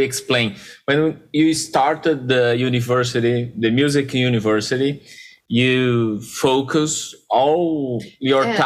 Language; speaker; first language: English; non-native, fluent; Portuguese